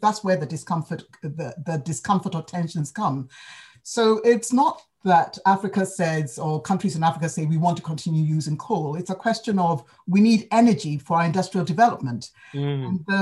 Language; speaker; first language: English; non-native, local second language; Akan